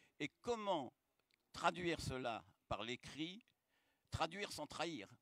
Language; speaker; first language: French; native; French